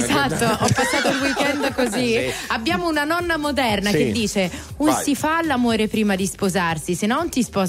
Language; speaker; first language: Italian; native; Italian